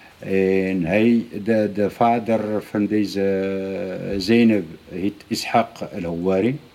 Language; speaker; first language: Dutch; non-native, fluent; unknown